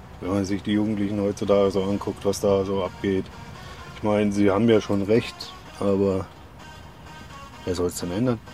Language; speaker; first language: German; native; German